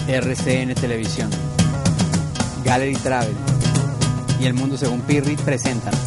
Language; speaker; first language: Spanish; native; Spanish